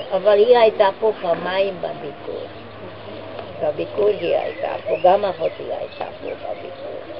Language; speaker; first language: Hebrew; non-native, fluent; Hungarian